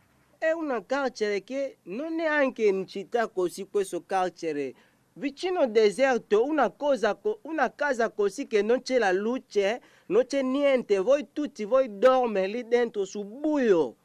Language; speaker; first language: Italian; non-native, learner; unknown